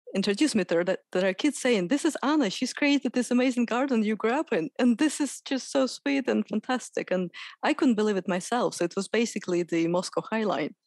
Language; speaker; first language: English; non-native, fluent; Russian